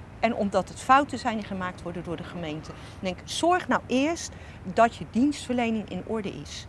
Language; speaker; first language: Dutch; native; Dutch